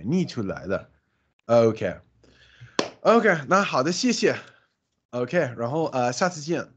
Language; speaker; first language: Chinese; non-native, learner; English